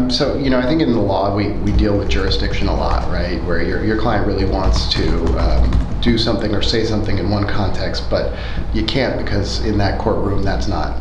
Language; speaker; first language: English; early bilingual, other home language; Spanish